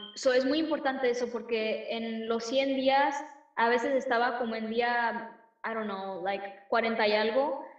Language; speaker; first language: Spanish; early bilingual, heritage; Spanish